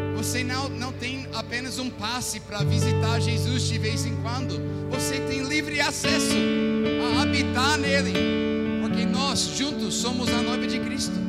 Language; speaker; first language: Portuguese; non-native, fluent; English